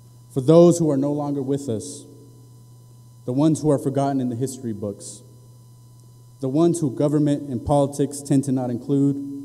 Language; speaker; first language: English; early bilingual, other home language; Spanish